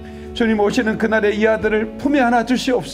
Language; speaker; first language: Korean; native; Korean